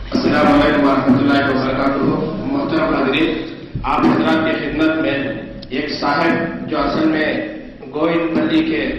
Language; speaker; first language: Urdu; native; Urdu